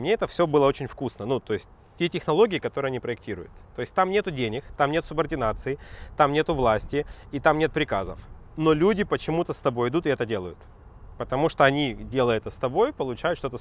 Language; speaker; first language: Russian; native; Russian